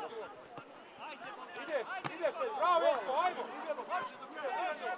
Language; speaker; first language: Serbian; native; Serbian